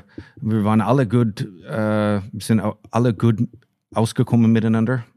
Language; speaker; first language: German; non-native, fluent; English